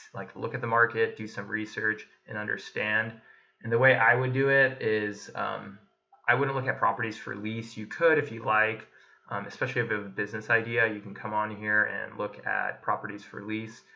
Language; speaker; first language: English; native; English